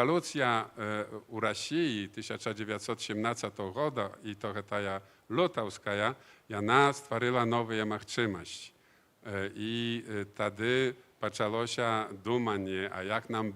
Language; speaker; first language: Polish; non-native, learner; Belarusian